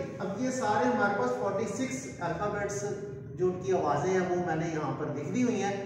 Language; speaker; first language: Urdu; non-native, local second language; Punjabi